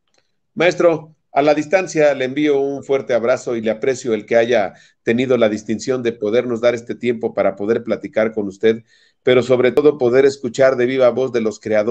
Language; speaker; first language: Spanish; native; Spanish